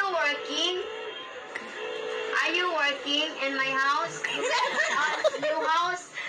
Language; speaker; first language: English; non-native, learner; Cebuano